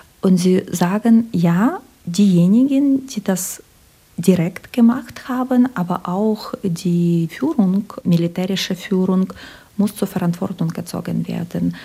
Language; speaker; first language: German; non-native, fluent; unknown